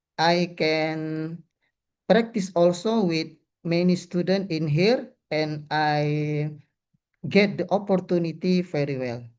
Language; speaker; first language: English; non-native, learner; Indonesian